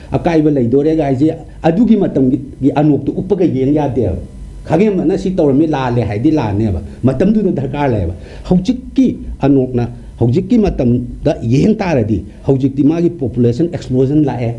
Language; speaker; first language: Manipuri; non-native, local second language; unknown